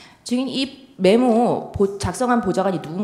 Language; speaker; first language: Korean; native; Korean